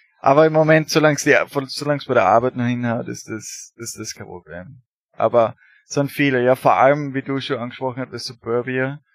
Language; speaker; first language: German; native; German